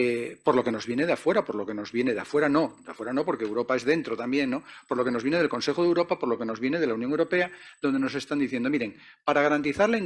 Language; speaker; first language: Spanish; native; Spanish